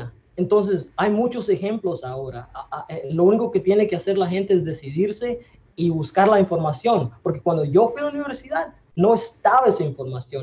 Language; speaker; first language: Spanish; early bilingual, other home language; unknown